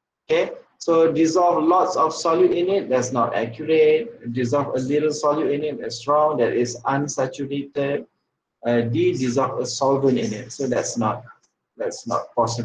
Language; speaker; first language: English; non-native, local second language; Malay